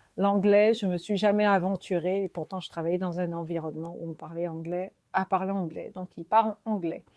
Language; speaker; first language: French; native; French